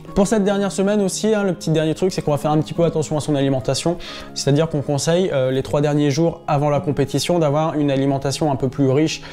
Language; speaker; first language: French; native; French